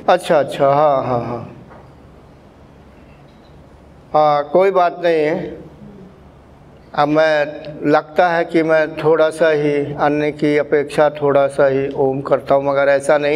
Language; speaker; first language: Hindi; native; Hindi